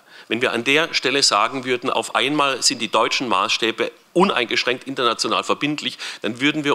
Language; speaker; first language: German; native; German